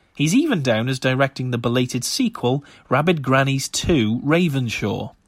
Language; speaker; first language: English; native; English